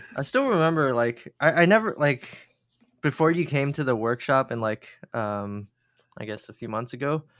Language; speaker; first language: English; early bilingual, other home language; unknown